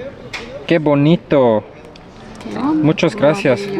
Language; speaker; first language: Spanish; non-native, learner; Swiss German